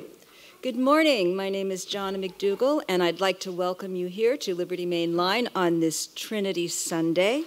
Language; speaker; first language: English; native; English